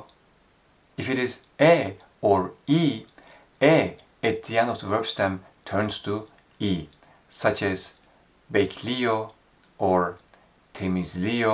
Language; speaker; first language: English; non-native, fluent; Turkish